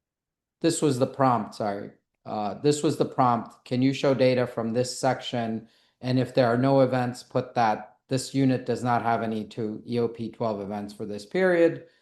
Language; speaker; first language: English; native; English